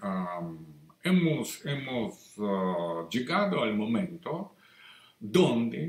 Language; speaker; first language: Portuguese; non-native, learner; Russian